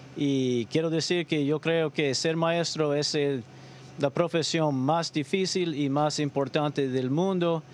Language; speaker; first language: Spanish; early bilingual, other home language; English